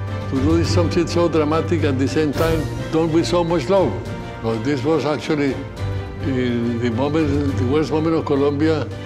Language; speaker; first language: English; non-native, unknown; Spanish